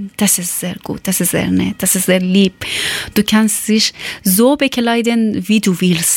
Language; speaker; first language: German; non-native, learner; Persian